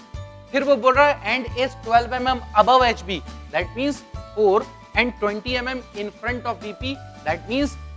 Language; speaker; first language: Hindi; native; Hindi